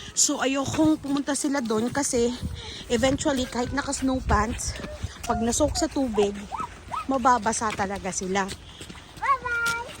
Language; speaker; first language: Filipino; native; Filipino